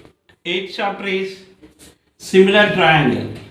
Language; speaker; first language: English; non-native, local second language; Telugu